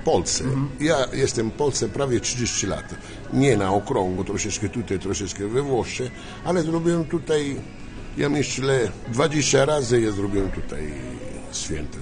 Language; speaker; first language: Polish; non-native, learner; Italian